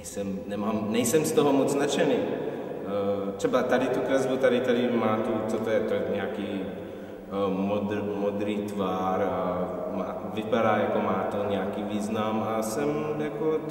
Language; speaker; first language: Czech; non-native, fluent; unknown